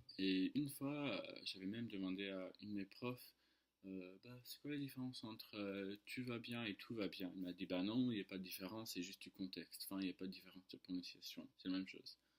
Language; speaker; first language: French; non-native, fluent; English